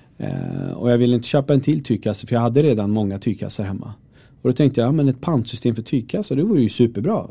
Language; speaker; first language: Swedish; early bilingual, other home language; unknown